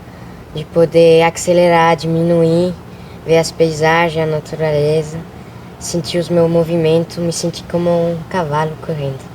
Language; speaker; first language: Portuguese; early bilingual, other home language; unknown